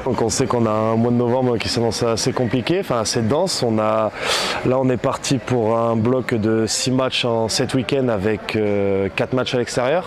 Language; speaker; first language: French; native; French